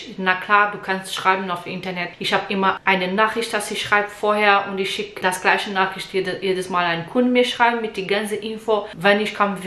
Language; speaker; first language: German; non-native, learner; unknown